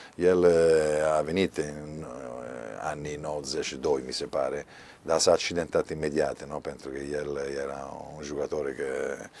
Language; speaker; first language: Romanian; non-native, fluent; Italian